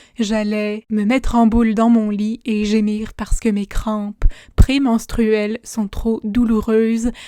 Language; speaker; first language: French; native; French